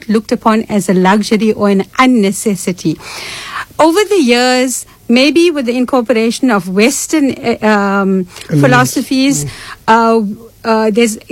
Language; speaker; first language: English; native; English